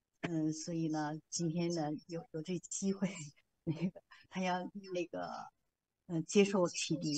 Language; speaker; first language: Chinese; native; Chinese